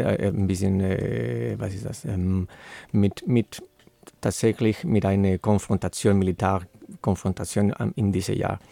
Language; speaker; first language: German; non-native, learner; Spanish